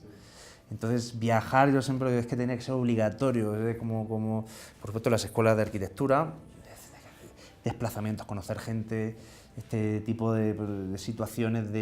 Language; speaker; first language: Spanish; native; Spanish